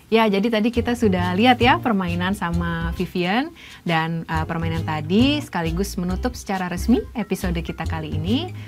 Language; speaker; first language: Indonesian; native; Indonesian